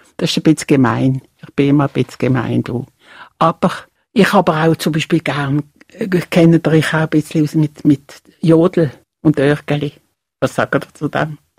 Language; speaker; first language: German; native; German